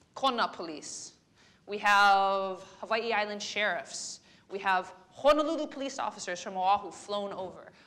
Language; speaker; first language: English; native; English